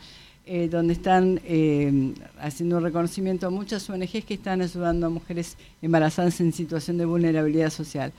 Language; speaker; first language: Spanish; native; Spanish